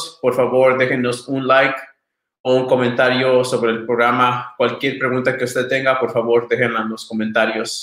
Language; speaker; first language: Spanish; early bilingual, other home language; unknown